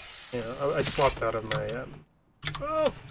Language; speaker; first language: English; native; English